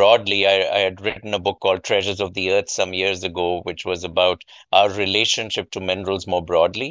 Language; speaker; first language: English; non-native, local second language; Urdu